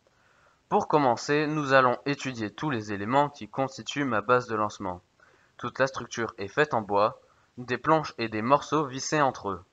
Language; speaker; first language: French; native; French